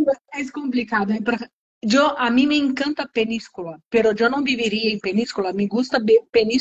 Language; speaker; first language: Spanish; non-native, learner; Portuguese